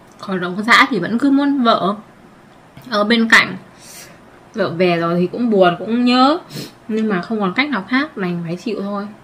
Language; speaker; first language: Vietnamese; native; Vietnamese